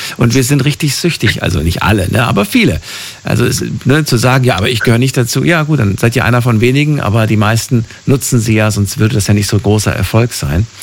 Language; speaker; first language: German; native; German